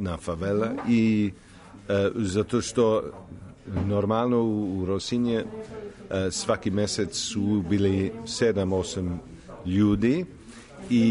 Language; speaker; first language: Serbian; non-native, fluent; English